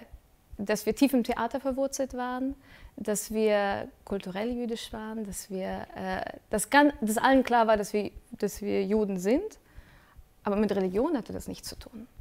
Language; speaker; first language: German; early bilingual, other home language; Russian